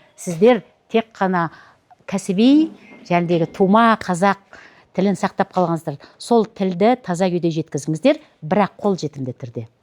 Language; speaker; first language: Kazakh; non-native, local second language; Russian